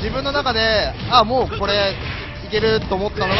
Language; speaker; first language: Japanese; native; Japanese